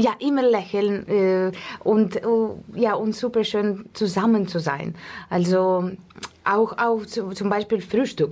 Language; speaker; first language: German; non-native, learner; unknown